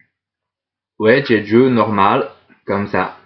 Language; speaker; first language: French; non-native, fluent; Chinese